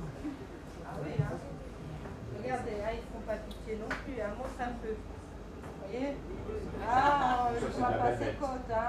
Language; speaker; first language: French; native; French